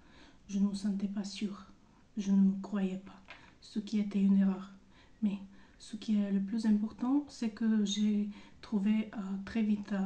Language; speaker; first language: French; non-native, fluent; Bulgarian